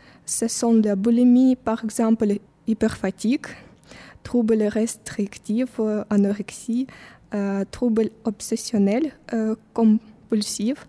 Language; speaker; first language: French; non-native, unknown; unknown